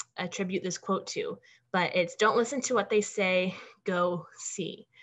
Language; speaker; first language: English; native; English